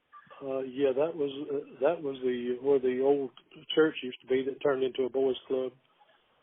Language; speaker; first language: English; native; English